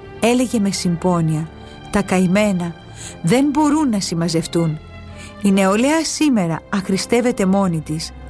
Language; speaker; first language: Greek; native; Greek